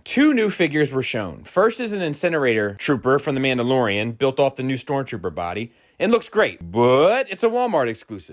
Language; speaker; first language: English; native; English